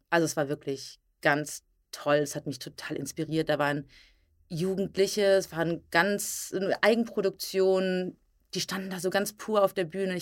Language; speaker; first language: German; native; German